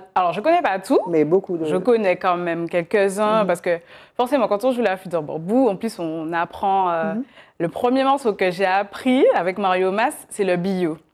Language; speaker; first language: French; native; French